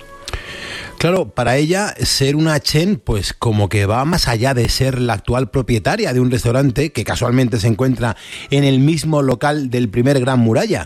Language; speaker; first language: Spanish; native; Spanish